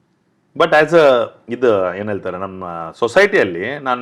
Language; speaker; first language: Kannada; non-native, local second language; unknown